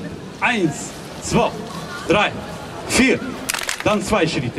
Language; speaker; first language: German; non-native, fluent; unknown